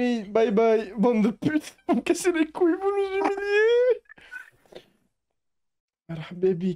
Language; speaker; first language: French; native; French